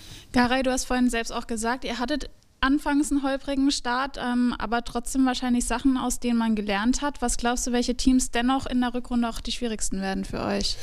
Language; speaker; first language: German; native; German